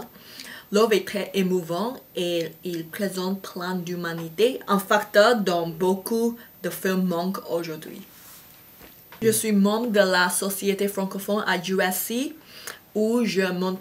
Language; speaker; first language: French; non-native, fluent; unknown